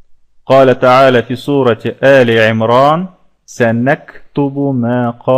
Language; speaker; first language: Arabic; non-native, fluent; Russian